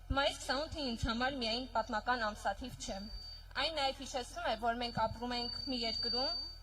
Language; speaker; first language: Armenian; native; Armenian